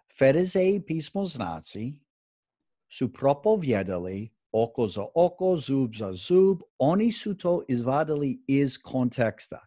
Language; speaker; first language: Croatian; early bilingual, heritage; Croatian